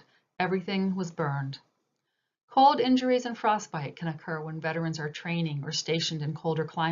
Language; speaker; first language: English; native; English